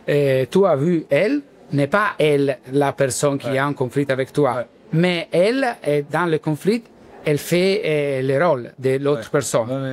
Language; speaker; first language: French; non-native, learner; Italian